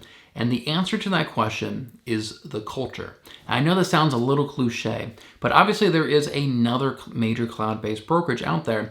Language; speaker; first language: English; native; English